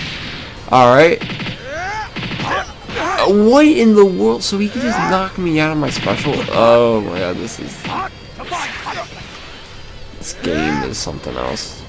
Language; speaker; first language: English; native; English